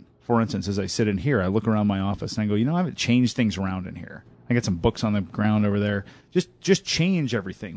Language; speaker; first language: English; native; English